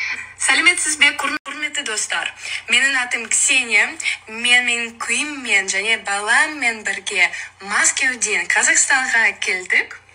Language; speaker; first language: Kazakh; non-native, learner; Russian